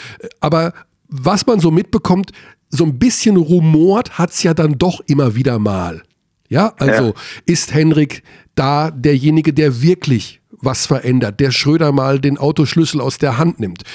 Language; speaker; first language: German; native; German